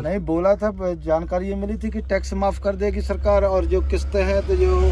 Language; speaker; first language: Hindi; native; Hindi